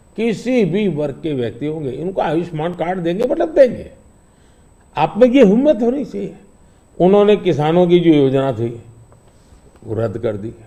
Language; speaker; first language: Hindi; non-native, local second language; Gujarati